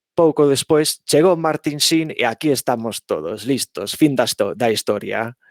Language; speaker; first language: Galician; non-native, fluent; English